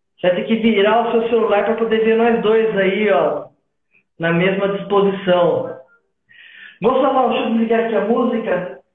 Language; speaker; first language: Portuguese; native; Portuguese